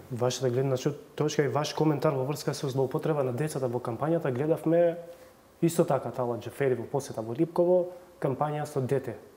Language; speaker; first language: Macedonian; non-native, local second language; Albanian